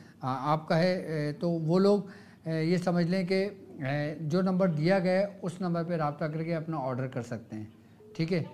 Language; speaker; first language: Urdu; native; Urdu